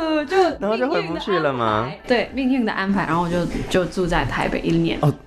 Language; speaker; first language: Chinese; non-native, local second language; Cantonese